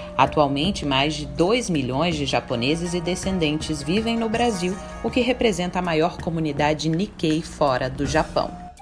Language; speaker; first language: Portuguese; native; Portuguese